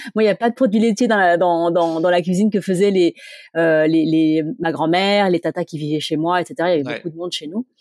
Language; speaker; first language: French; early bilingual, other home language; Chinese